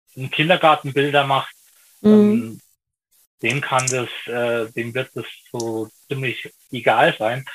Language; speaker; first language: German; native; German